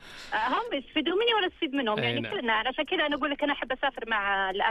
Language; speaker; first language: Arabic; native; Arabic